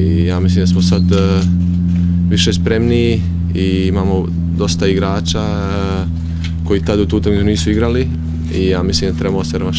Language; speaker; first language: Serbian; early bilingual, heritage; Serbian